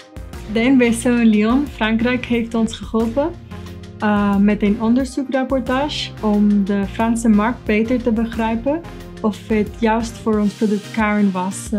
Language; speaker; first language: Dutch; non-native, fluent; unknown